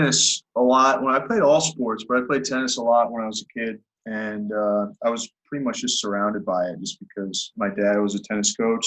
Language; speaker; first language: English; native; English